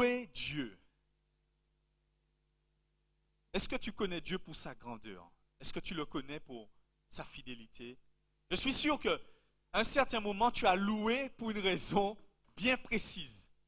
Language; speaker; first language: French; native; French